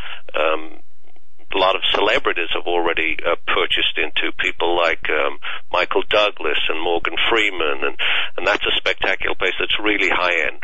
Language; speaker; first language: English; native; English